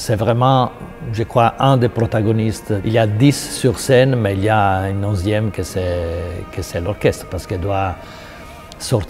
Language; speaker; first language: French; non-native, fluent; Italian